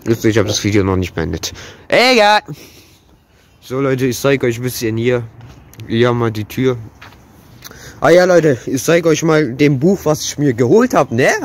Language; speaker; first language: German; early bilingual, other home language; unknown